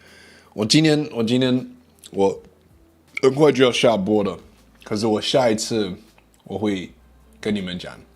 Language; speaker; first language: Chinese; non-native, learner; English